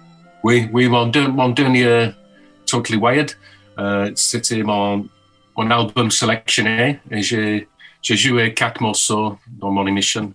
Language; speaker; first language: French; non-native, fluent; English